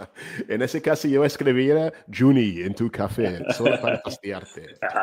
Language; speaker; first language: Spanish; non-native, fluent; English